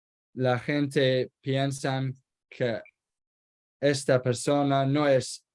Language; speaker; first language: Spanish; non-native, learner; Kurdish